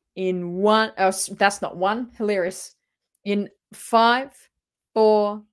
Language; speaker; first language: English; native; English